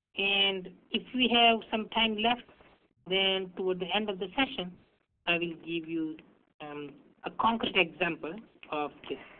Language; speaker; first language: English; non-native, local second language; Hindi